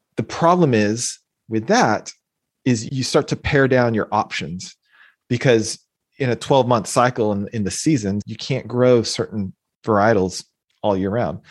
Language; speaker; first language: English; native; English